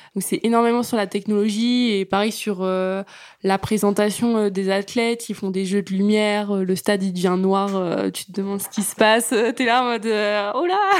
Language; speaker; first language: French; native; French